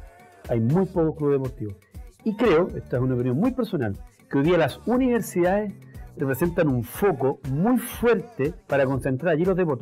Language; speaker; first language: Spanish; native; Spanish